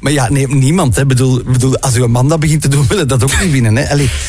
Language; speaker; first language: Dutch; native; Dutch